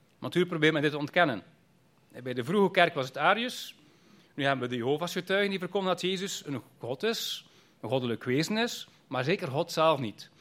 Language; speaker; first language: Dutch; native; Dutch